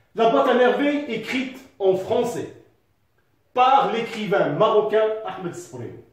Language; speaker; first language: French; non-native, local second language; Arabic